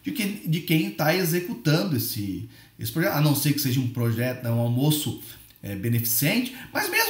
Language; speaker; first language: Portuguese; native; Portuguese